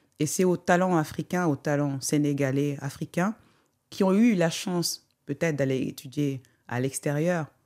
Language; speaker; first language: French; non-native, local second language; Wolof